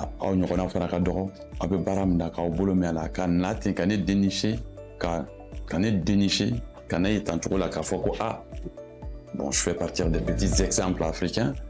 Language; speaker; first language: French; non-native, local second language; Bambara